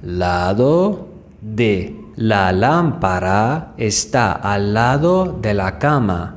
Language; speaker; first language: Spanish; non-native, fluent; Persian